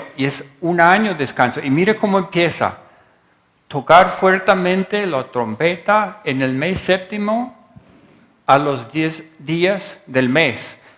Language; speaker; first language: Spanish; non-native, fluent; English